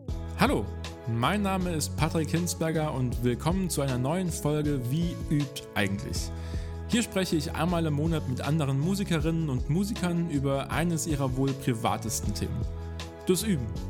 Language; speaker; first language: German; native; German